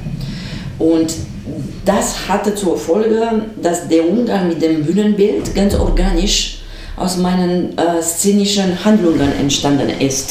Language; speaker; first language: German; non-native, fluent; Romanian